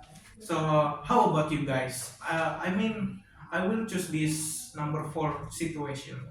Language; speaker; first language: English; non-native, learner; Indonesian